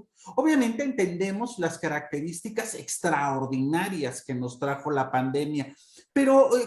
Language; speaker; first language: Spanish; native; Spanish